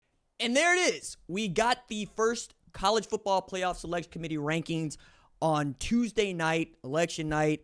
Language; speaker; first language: English; native; English